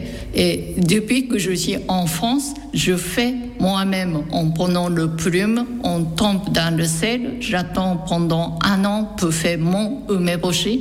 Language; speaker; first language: French; non-native, fluent; Japanese